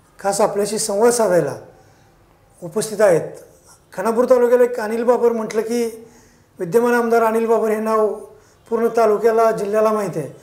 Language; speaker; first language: Marathi; native; Marathi